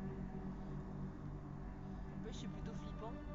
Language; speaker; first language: French; native; French